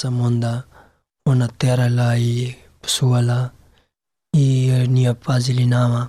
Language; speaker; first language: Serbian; non-native, learner; Pashto